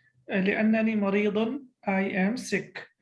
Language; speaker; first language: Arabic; non-native, fluent; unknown